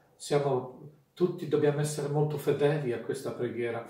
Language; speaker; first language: Italian; non-native, fluent; Polish